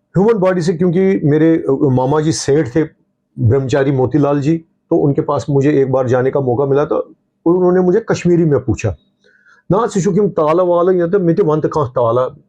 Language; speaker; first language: Hindi; non-native, local second language; Kashmiri